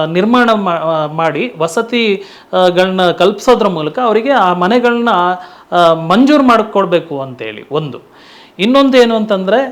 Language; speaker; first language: Kannada; non-native, local second language; Tulu